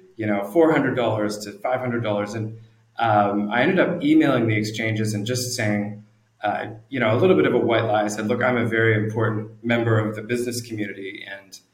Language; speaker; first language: English; native; English